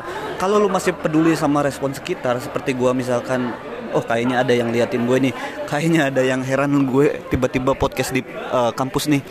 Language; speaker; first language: Indonesian; native; Indonesian